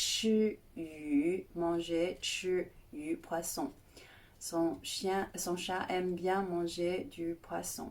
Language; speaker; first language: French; non-native, fluent; Chinese